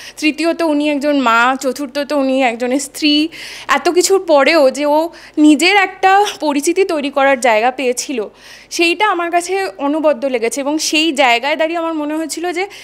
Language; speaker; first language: Bangla; native; Bangla